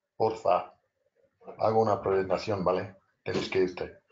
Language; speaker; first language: Spanish; non-native, fluent; English